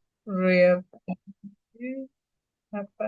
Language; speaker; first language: French; non-native, learner; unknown